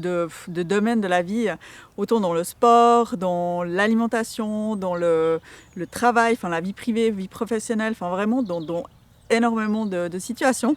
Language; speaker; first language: French; native; French